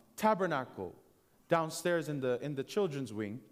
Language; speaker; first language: English; native; English